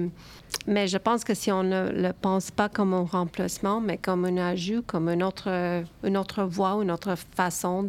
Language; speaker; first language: French; early bilingual, other home language; Romanian